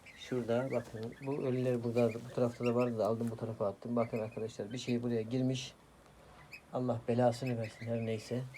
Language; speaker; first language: Turkish; native; Turkish